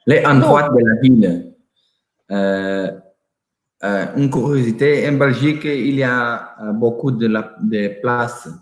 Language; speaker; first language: French; non-native, learner; Portuguese